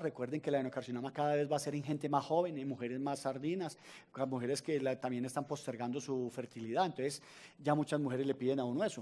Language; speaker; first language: Spanish; native; Spanish